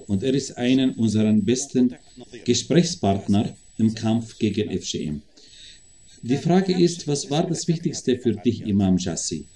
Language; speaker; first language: German; non-native, fluent; Arabic